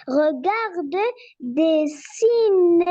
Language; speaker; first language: French; non-native, learner; Arabic